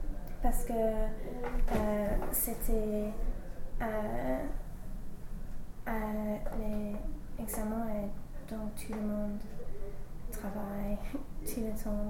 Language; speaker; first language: French; non-native, learner; English